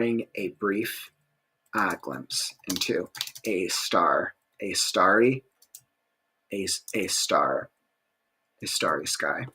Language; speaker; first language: English; native; English